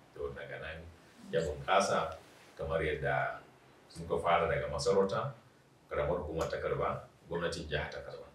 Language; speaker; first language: Hausa; non-native, local second language; Kanuri